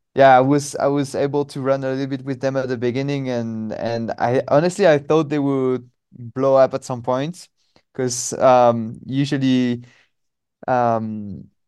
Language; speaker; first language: English; non-native, fluent; French